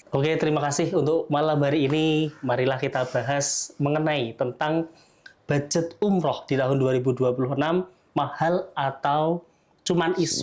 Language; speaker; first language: Indonesian; native; Indonesian